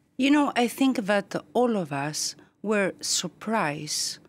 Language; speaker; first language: English; non-native, fluent; Greek